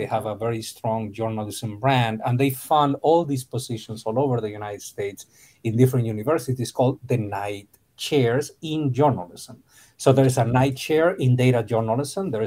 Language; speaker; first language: English; non-native, fluent; Spanish